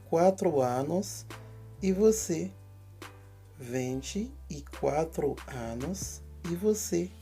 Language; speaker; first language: Portuguese; non-native, fluent; Haitian Creole